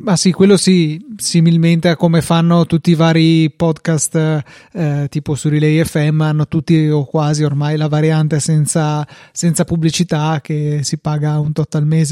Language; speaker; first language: Italian; native; Italian